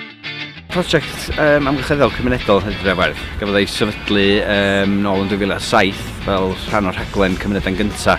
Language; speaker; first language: Welsh; native; Welsh